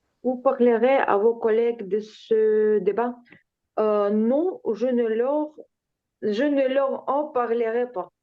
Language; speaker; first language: French; non-native, learner; Ukrainian